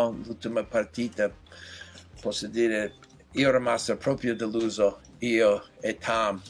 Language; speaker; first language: Italian; non-native, learner; English